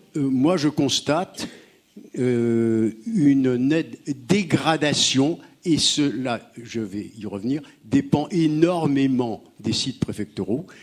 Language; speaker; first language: French; native; French